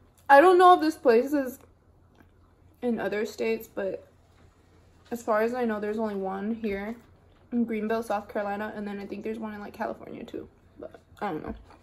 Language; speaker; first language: English; early bilingual, other home language; Spanish